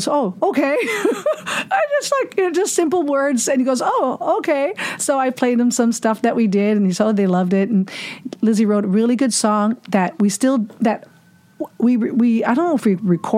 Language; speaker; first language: English; non-native, fluent; German